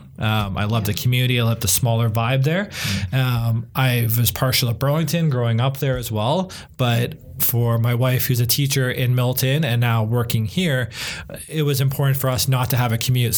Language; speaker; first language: English; native; English